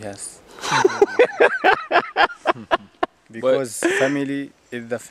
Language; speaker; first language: English; non-native, learner; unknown